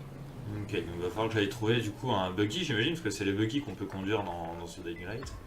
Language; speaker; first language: French; native; French